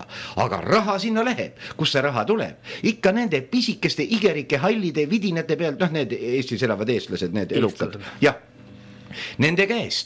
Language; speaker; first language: Estonian; native; Estonian